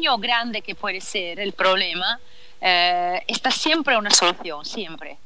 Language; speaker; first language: Spanish; non-native, learner; Italian